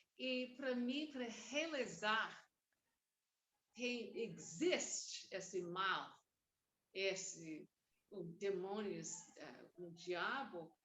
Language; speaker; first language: Portuguese; non-native, learner; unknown